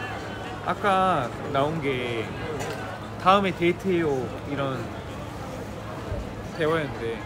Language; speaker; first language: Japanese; non-native, learner; Korean